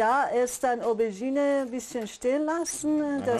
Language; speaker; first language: German; non-native, learner; Persian